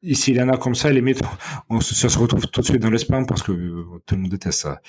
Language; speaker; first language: French; non-native, fluent; Ukrainian